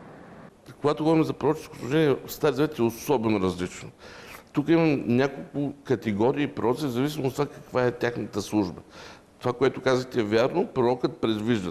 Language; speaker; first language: Bulgarian; native; Bulgarian